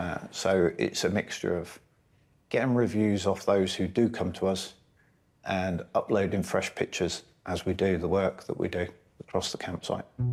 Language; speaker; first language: English; native; English